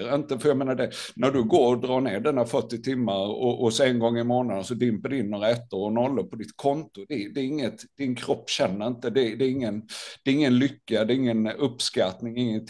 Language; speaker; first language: Swedish; native; Swedish